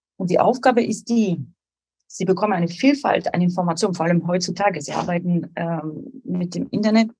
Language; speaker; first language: German; non-native, fluent; French